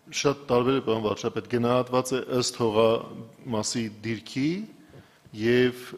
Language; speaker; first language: Armenian; native; Armenian